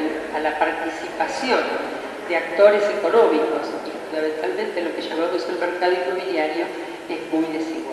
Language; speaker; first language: Spanish; native; Spanish